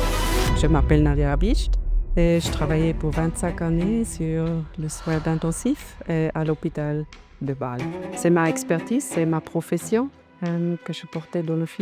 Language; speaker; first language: French; non-native, learner; German